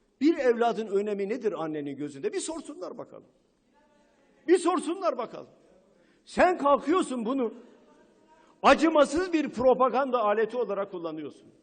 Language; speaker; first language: Turkish; native; Turkish